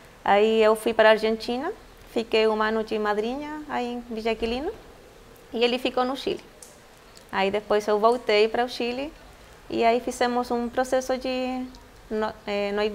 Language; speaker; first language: Portuguese; non-native, fluent; Spanish